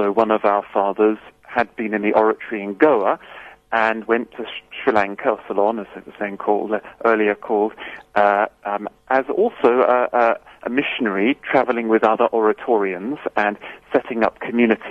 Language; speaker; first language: English; native; English